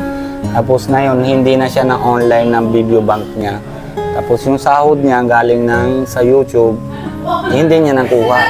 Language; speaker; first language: Filipino; non-native, learner; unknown